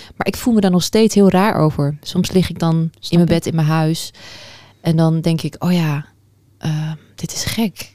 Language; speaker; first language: Dutch; early bilingual, other home language; Persian